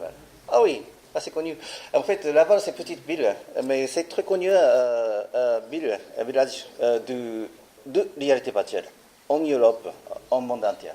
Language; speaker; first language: French; non-native, learner; Japanese